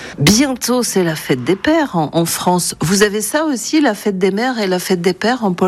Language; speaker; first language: French; native; French